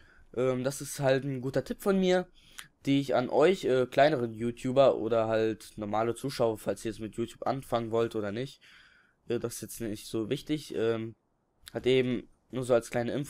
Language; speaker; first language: German; native; German